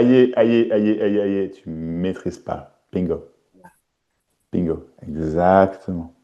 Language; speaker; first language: French; native; French